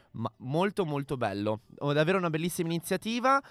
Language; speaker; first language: Italian; native; Italian